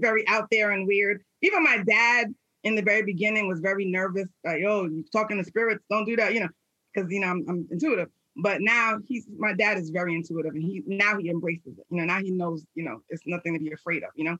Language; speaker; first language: English; native; English